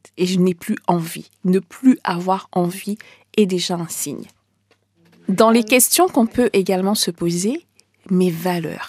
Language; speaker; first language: French; native; French